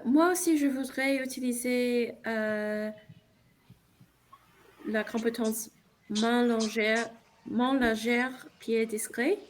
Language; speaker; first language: French; non-native, learner; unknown